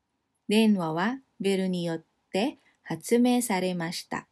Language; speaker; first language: Japanese; non-native, fluent; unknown